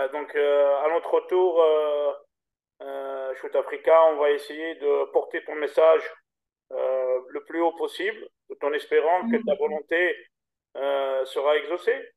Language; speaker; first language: French; native; French